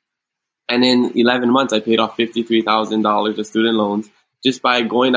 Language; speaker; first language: English; native; English